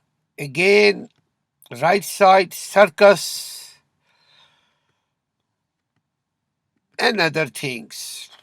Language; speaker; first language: English; non-native, learner; Urdu